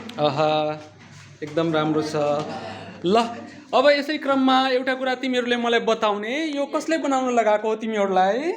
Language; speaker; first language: Nepali; non-native, local second language; Maithili